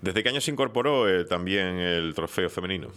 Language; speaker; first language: Spanish; native; Spanish